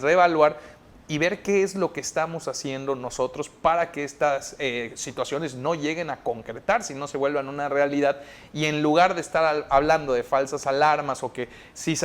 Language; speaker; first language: Spanish; native; Spanish